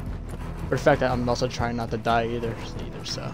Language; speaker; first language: English; native; English